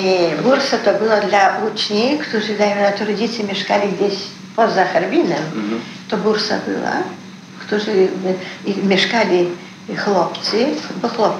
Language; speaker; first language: Polish; early bilingual, heritage; Polish